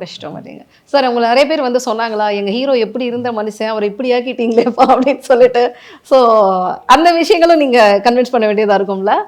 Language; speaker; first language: Tamil; native; Tamil